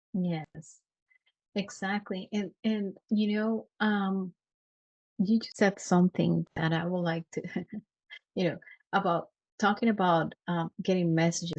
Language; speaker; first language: English; non-native, fluent; Spanish